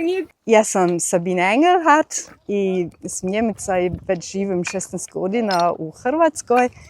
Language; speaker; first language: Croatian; non-native, fluent; German